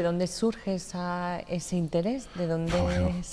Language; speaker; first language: Spanish; native; Spanish